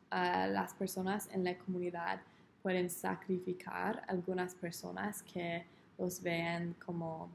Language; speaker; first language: Spanish; non-native, learner; English